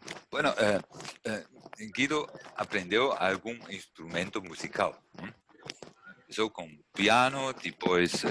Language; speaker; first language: Portuguese; non-native, learner; German